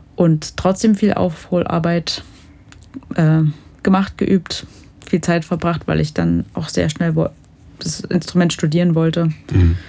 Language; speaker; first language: German; native; German